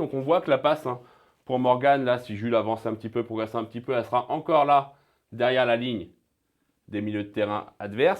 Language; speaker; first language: French; native; French